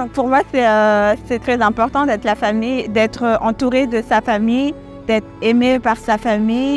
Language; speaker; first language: French; early bilingual, other home language; Malagasy